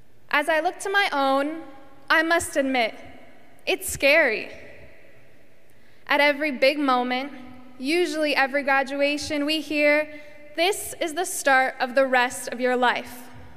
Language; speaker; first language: English; native; English